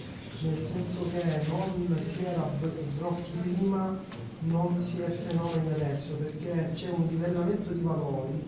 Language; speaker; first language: Italian; native; Italian